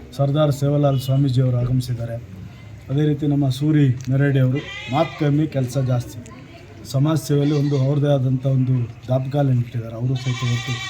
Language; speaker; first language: Kannada; native; Kannada